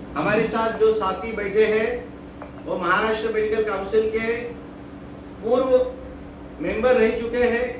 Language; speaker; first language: Hindi; non-native, local second language; Marathi